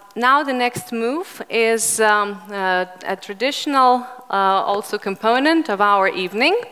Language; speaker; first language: English; non-native, fluent; Lithuanian